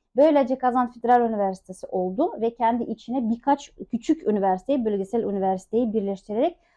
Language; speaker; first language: Turkish; non-native, fluent; Russian